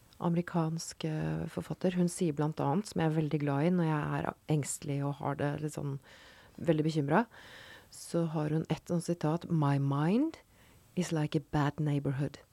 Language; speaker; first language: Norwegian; native; Norwegian